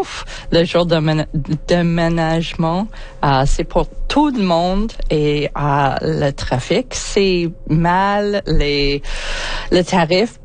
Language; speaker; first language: French; non-native, fluent; English